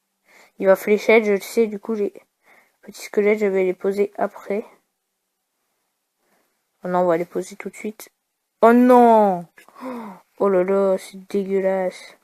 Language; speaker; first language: French; native; French